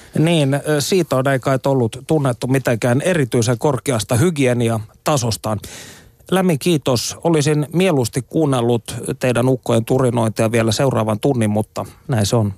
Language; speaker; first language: Finnish; native; Finnish